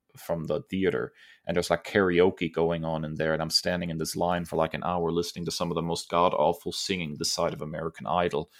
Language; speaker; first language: English; early bilingual, other home language; German